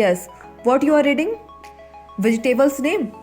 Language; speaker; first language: English; non-native, local second language; Hindi